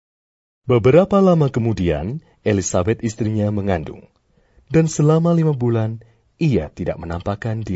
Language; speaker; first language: Indonesian; native; Indonesian